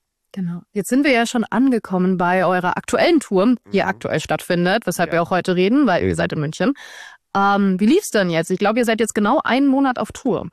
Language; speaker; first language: German; native; German